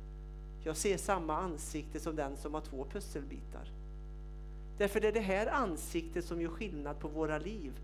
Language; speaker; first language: Swedish; native; Swedish